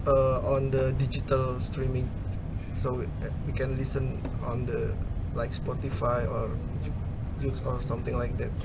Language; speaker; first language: English; non-native, learner; Indonesian